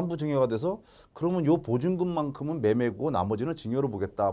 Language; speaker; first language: Korean; native; Korean